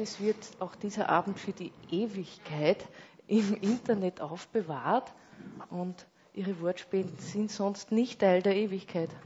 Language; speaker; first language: German; native; German